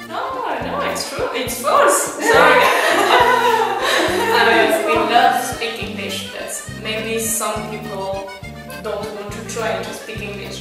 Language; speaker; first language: English; non-native, learner; French